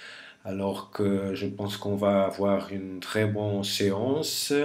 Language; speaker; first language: French; non-native, fluent; Portuguese